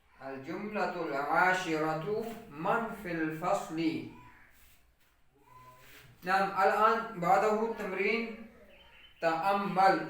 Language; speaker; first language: Arabic; non-native, fluent; Urdu